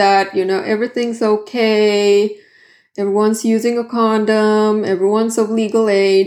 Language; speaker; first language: English; non-native, fluent; Swedish